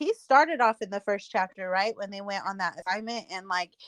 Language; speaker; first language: English; native; English